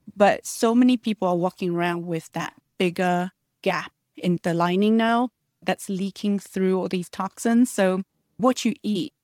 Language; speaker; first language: English; early bilingual, other home language; Chinese